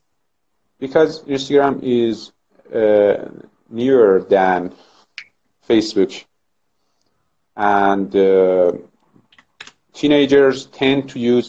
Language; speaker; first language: English; non-native, fluent; Persian